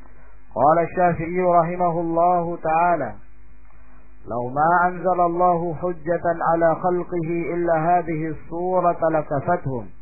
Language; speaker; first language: Arabic; non-native, fluent; Indonesian